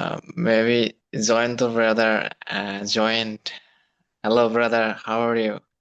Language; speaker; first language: English; non-native, learner; Bangla